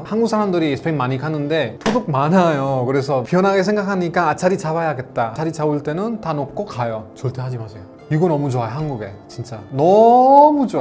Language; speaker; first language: Korean; non-native, fluent; Spanish